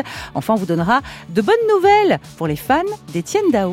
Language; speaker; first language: French; native; French